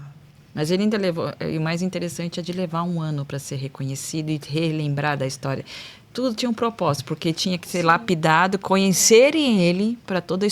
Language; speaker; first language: Portuguese; native; Portuguese